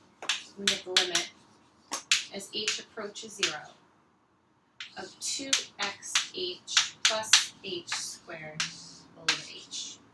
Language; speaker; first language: English; native; English